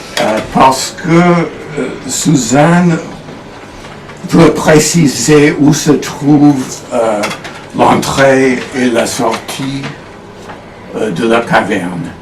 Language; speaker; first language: French; non-native, fluent; English